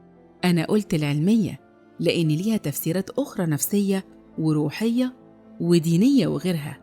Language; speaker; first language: Arabic; native; Arabic